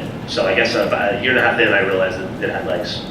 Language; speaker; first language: English; native; English